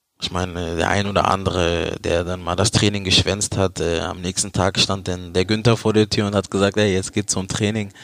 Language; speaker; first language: German; early bilingual, other home language; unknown